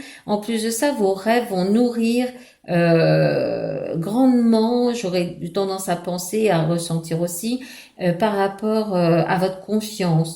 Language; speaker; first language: French; native; French